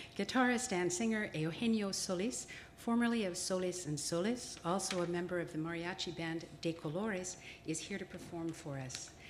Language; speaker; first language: English; native; English